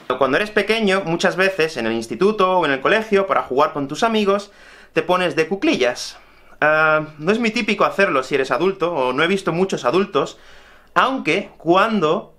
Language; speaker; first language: Spanish; native; Spanish